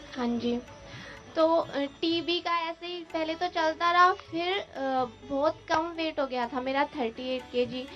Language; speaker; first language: Hindi; native; Hindi